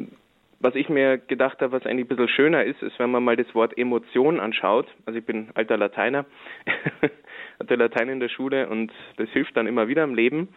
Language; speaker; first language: German; native; German